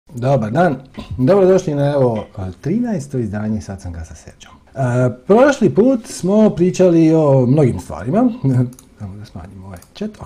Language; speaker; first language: Croatian; native; Croatian